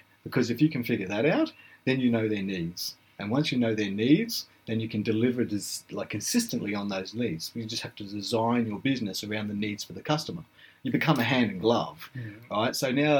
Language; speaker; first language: English; native; English